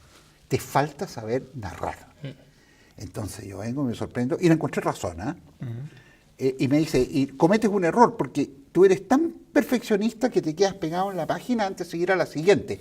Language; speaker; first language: Spanish; native; Spanish